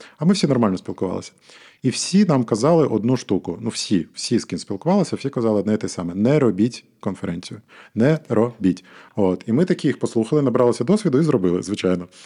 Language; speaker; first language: Ukrainian; non-native, local second language; Russian